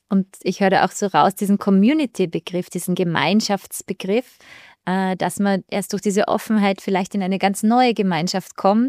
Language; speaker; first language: German; native; German